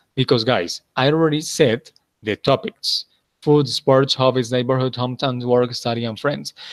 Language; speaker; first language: English; non-native, fluent; Spanish